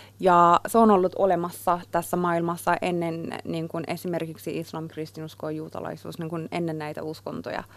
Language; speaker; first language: Finnish; non-native, fluent; Persian